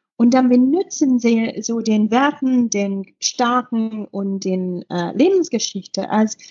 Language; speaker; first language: German; non-native, learner; English